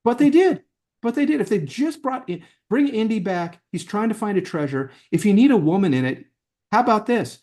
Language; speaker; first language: English; native; English